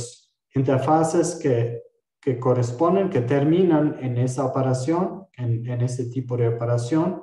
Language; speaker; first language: Spanish; non-native, fluent; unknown